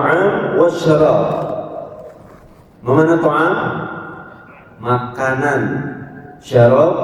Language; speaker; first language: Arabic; non-native, fluent; Indonesian